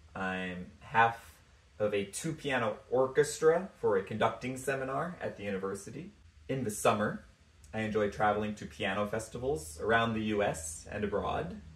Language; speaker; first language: English; native; English